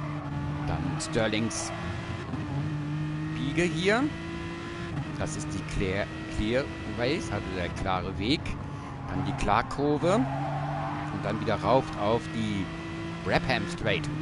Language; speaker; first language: German; native; German